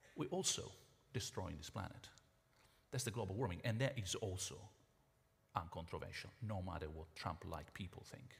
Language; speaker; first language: English; non-native, fluent; Italian